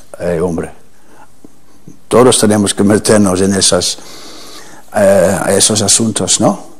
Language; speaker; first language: Spanish; non-native, fluent; Dutch